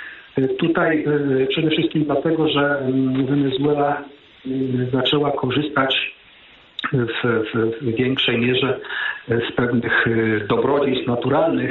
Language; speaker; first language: Polish; native; Polish